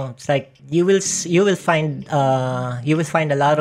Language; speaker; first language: English; non-native, local second language; Filipino